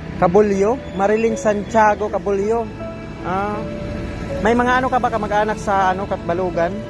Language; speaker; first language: Filipino; non-native, local second language; Waray